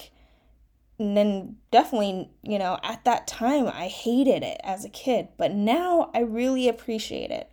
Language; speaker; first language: English; early bilingual, other home language; Chinese